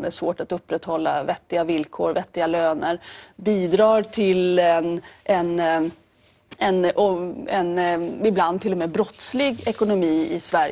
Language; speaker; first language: Swedish; native; Swedish